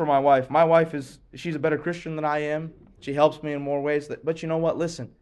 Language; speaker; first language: English; native; English